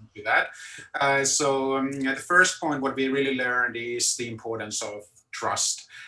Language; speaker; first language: English; non-native, fluent; Finnish